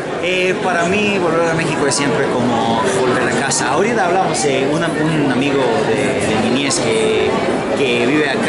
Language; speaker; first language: Spanish; non-native, fluent; Hebrew